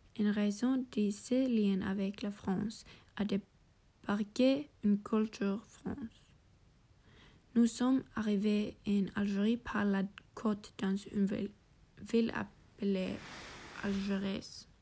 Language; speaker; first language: French; non-native, learner; English